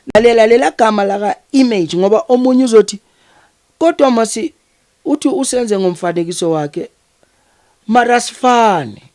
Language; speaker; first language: Zulu; native; Zulu